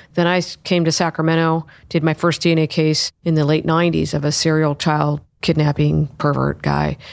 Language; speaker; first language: English; native; English